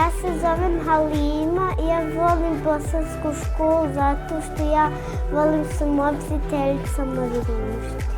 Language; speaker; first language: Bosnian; early bilingual, heritage; Bosnian